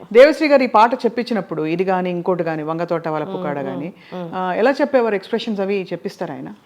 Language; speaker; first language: Telugu; native; Telugu